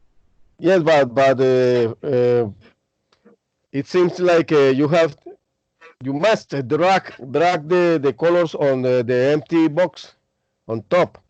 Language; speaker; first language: English; non-native, learner; Spanish